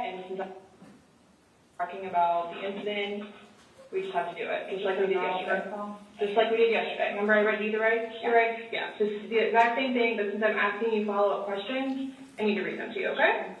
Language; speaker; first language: English; native; English